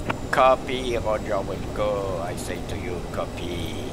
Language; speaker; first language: English; non-native, learner; French